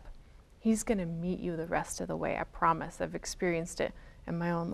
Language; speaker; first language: English; native; English